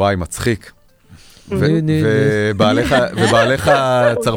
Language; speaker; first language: Hebrew; native; Hebrew